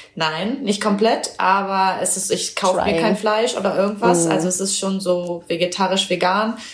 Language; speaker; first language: German; native; German